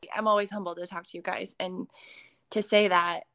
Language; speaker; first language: English; early bilingual, other home language; Hindi